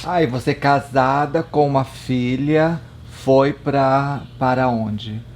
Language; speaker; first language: Portuguese; native; Portuguese